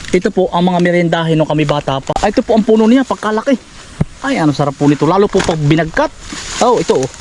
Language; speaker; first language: Filipino; native; Filipino